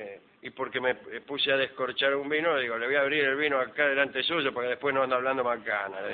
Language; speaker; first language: Spanish; native; Spanish